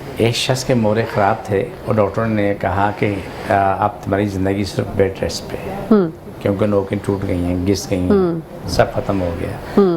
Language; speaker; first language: Urdu; non-native, local second language; Pashto